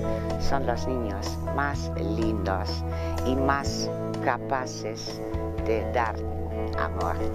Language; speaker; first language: Spanish; non-native, fluent; Dutch